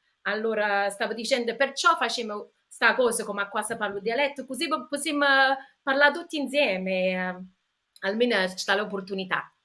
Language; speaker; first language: Italian; early bilingual, heritage; English